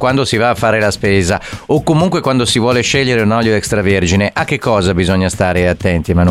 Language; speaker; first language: Italian; native; Italian